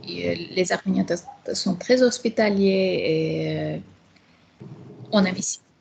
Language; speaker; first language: French; non-native, fluent; Armenian